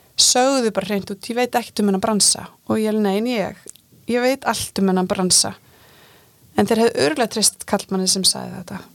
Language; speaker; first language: Icelandic; native; Icelandic